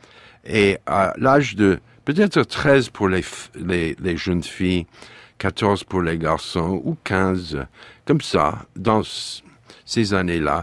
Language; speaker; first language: French; non-native, fluent; English